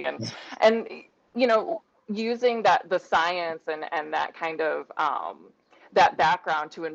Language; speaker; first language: English; native; English